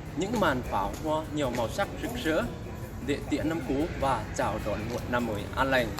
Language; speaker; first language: Vietnamese; non-native, fluent; Lao